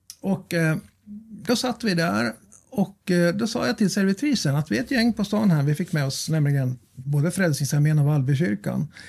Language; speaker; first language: Swedish; native; Swedish